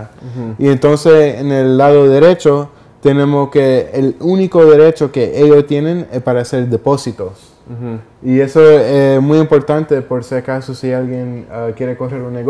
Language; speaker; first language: Spanish; early bilingual, heritage; Spanish